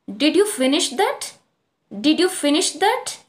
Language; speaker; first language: English; non-native, local second language; Kannada